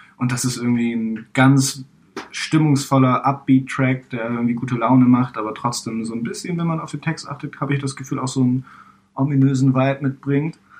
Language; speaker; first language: German; native; German